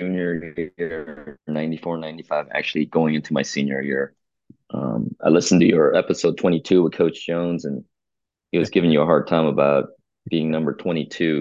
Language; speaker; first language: English; early bilingual, other home language; Korean